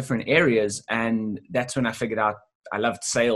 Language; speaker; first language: English; native; English